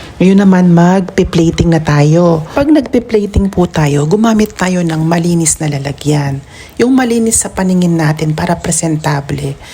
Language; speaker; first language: Filipino; non-native, local second language; Pampanga